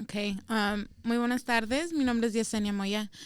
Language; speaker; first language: Spanish; early bilingual, heritage; Spanish